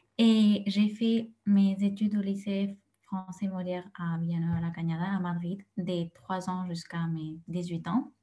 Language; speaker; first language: French; non-native, fluent; Spanish